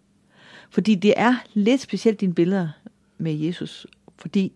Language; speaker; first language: Danish; native; Danish